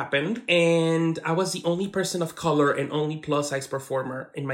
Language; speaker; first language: English; non-native, fluent; Spanish